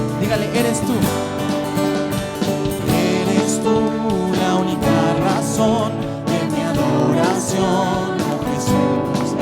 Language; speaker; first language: Spanish; native; Spanish